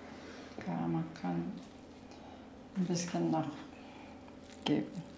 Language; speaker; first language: German; non-native, fluent; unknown